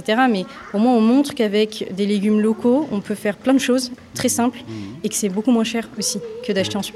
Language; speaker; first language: French; native; French